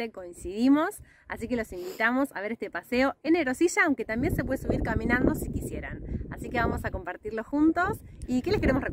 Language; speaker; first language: Spanish; native; Spanish